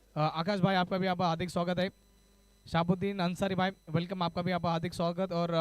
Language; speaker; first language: Hindi; non-native, local second language; Marathi